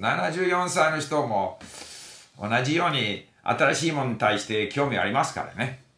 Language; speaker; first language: Japanese; non-native, fluent; English